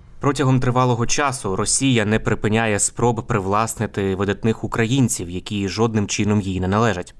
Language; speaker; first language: Ukrainian; native; Ukrainian